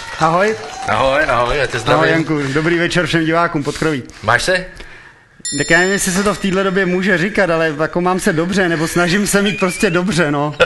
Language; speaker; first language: Czech; native; Czech